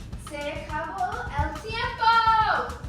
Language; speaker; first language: Spanish; non-native, learner; English